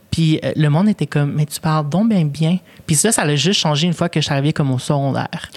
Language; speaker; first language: French; early bilingual, other home language; Spanish